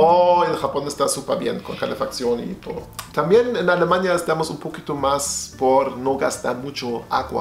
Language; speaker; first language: Spanish; non-native, learner; German